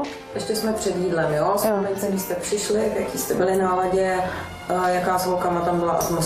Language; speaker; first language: Czech; native; Czech